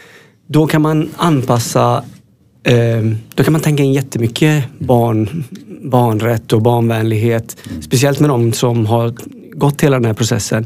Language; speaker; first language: Swedish; native; Swedish